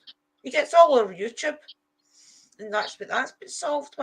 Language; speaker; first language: English; native; English